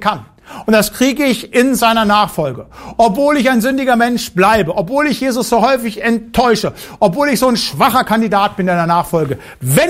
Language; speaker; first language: German; native; German